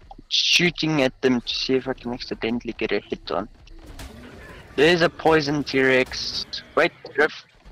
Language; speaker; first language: English; non-native, local second language; Afrikaans